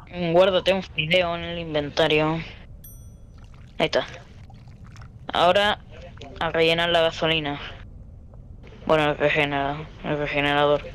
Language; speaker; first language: Spanish; native; Spanish